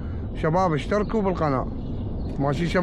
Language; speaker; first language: Arabic; native; Arabic